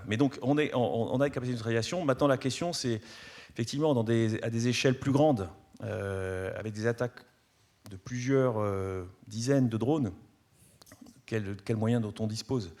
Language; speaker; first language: French; native; French